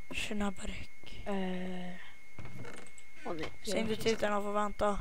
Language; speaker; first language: Swedish; native; Swedish